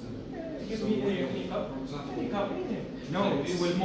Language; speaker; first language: English; non-native, learner; Arabic